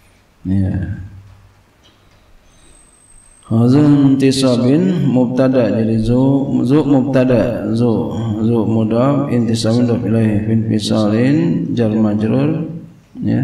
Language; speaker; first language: Arabic; non-native, fluent; Indonesian